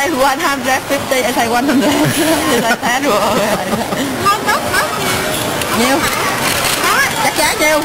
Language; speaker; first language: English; non-native, learner; Vietnamese